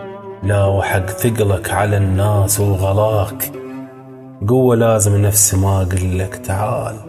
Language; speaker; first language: Arabic; native; Arabic